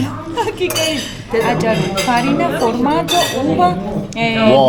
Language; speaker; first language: Italian; non-native, learner; Georgian